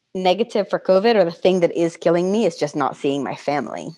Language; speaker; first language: English; native; English